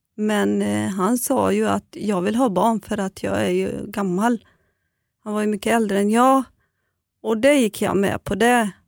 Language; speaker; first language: Swedish; non-native, fluent; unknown